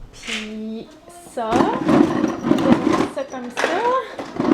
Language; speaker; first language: French; native; French